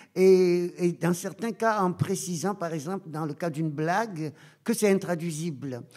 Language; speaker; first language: French; non-native, local second language; Ewe